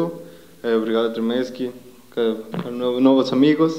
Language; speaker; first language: Portuguese; non-native, learner; Spanish